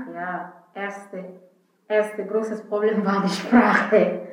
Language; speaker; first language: German; non-native, learner; Fula